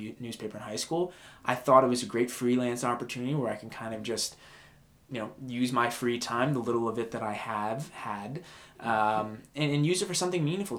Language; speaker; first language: English; native; English